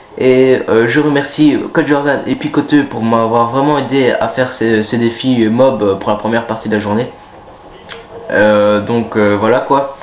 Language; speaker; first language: French; native; French